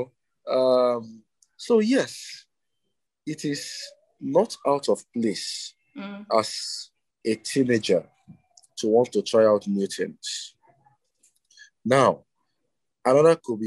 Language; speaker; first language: English; non-native, local second language; Igbo